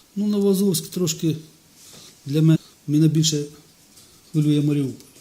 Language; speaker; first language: Ukrainian; non-native, local second language; Russian